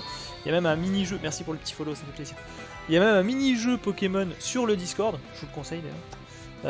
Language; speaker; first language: French; native; French